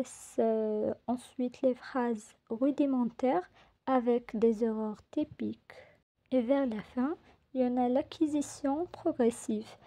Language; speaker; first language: French; non-native, local second language; Arabic